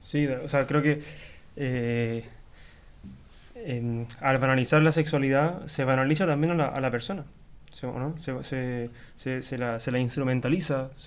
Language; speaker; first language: Spanish; native; Spanish